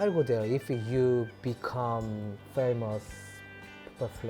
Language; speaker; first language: English; non-native, learner; Korean